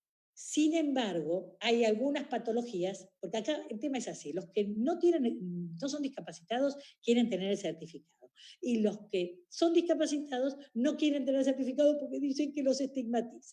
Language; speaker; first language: Spanish; native; Spanish